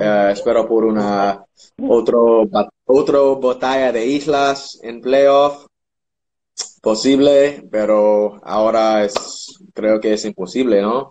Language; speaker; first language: Spanish; non-native, learner; English